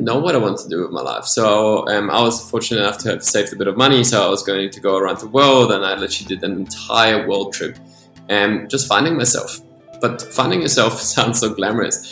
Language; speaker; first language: English; non-native, fluent; Polish